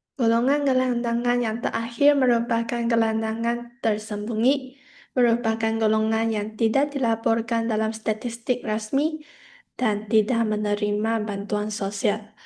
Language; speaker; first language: Malay; non-native, local second language; Chinese